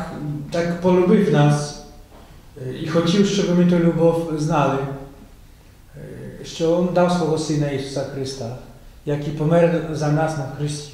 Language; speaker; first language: Ukrainian; non-native, fluent; Polish